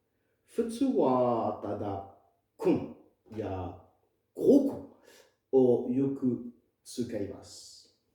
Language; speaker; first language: Japanese; non-native, fluent; French